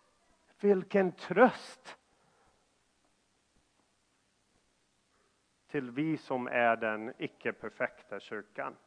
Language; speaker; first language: Swedish; non-native, fluent; English